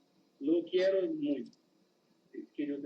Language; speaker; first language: Spanish; non-native, learner; Portuguese